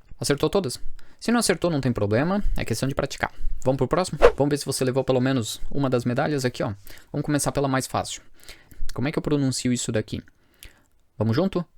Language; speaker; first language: Portuguese; native; Portuguese